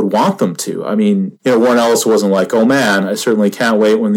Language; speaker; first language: English; native; English